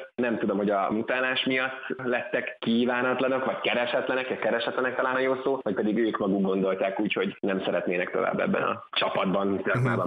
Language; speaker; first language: Hungarian; native; Hungarian